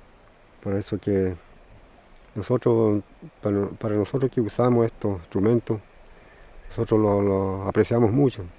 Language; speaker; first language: Spanish; non-native, local second language; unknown